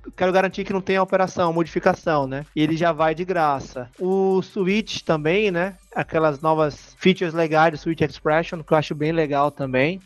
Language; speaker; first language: Portuguese; native; Portuguese